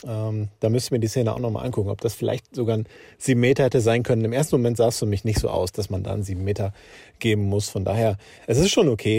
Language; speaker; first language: German; native; German